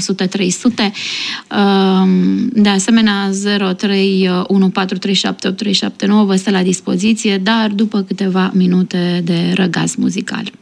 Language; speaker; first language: Romanian; native; Romanian